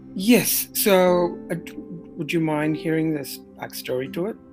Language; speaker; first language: English; non-native, local second language; Tamil